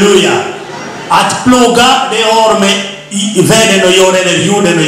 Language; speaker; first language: Swedish; non-native, learner; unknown